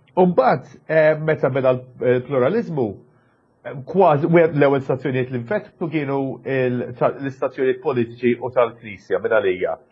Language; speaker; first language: Maltese; early bilingual, other home language; English